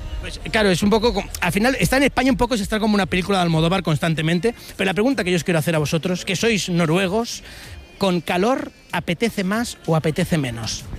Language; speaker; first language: Spanish; native; Spanish